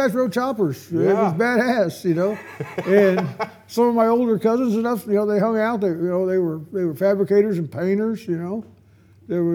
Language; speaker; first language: English; native; English